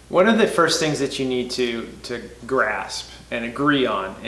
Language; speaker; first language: English; native; English